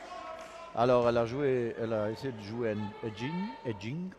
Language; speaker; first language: French; native; French